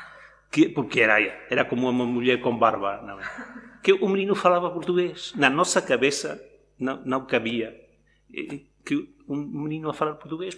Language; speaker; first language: Portuguese; non-native, local second language; Spanish